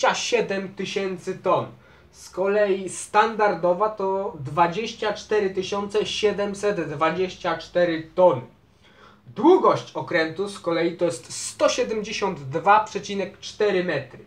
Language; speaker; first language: Polish; native; Polish